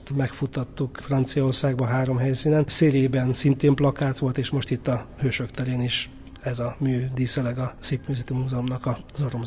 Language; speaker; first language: Hungarian; native; Hungarian